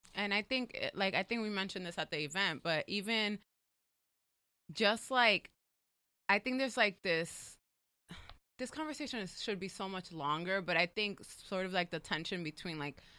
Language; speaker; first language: English; early bilingual, other home language; Spanish